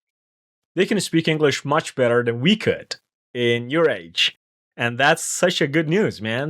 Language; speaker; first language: English; non-native, fluent; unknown